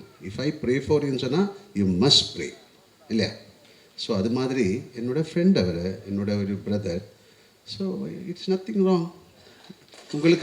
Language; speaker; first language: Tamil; non-native, learner; Malayalam